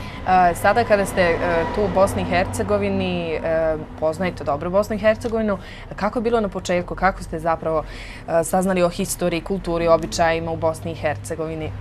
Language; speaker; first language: Serbian; native; Serbian